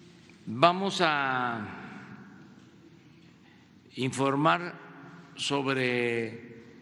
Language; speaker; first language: Spanish; native; Spanish